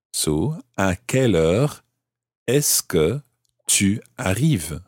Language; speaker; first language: French; non-native, fluent; English